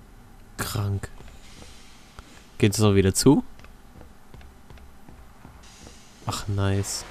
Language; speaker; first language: German; native; German